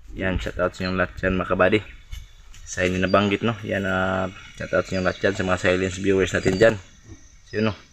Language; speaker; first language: Filipino; non-native, local second language; Cebuano